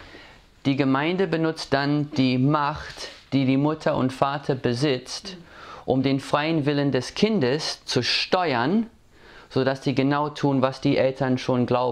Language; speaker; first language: German; non-native, fluent; English